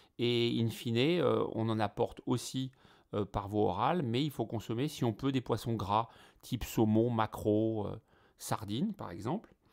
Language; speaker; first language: French; native; French